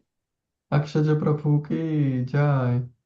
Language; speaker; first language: Russian; non-native, local second language; Georgian